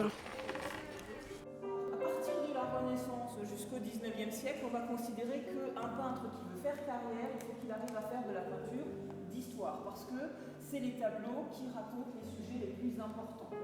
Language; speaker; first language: French; native; French